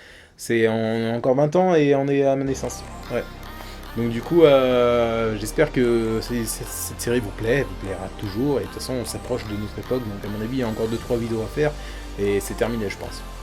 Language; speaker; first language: French; native; French